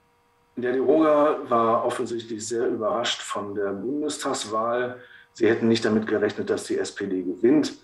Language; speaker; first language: German; native; German